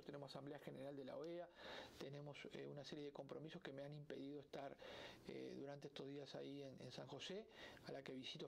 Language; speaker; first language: Spanish; native; Spanish